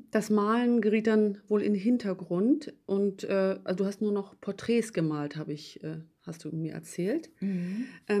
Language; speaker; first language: German; native; German